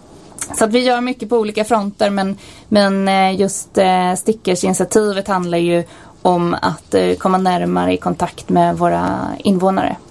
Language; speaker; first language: Swedish; native; Swedish